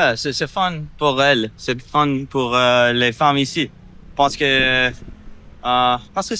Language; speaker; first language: French; non-native, learner; English